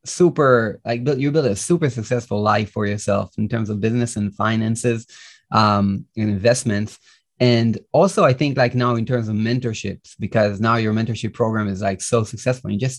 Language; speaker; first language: English; non-native, fluent; Hebrew